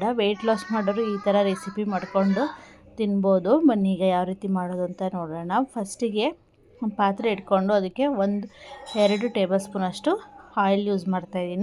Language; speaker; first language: Kannada; native; Kannada